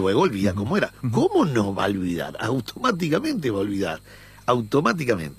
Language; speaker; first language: Spanish; native; Spanish